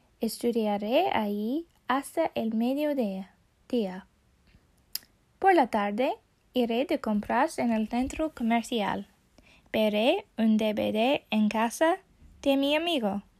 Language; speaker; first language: Spanish; non-native, fluent; English